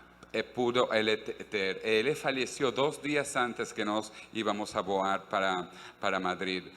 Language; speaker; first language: Portuguese; non-native, fluent; Spanish